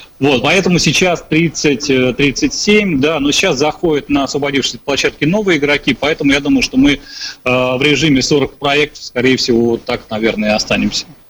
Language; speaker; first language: Russian; native; Russian